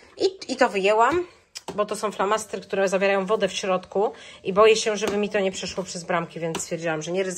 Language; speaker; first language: Polish; native; Polish